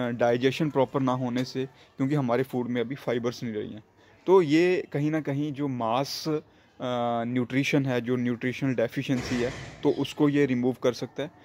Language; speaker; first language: Hindi; non-native, local second language; Punjabi